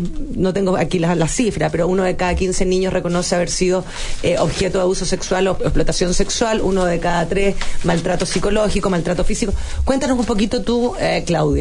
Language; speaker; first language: Spanish; native; Spanish